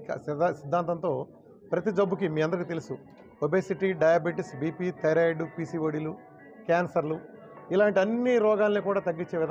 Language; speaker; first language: Telugu; native; Telugu